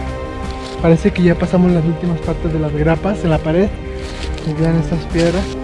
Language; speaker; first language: Spanish; native; Spanish